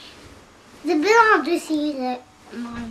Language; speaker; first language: French; early bilingual, heritage; French